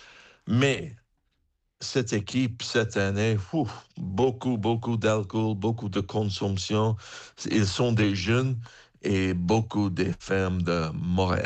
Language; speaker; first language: French; non-native, fluent; English